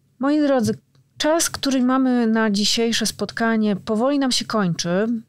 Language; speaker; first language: Polish; native; Polish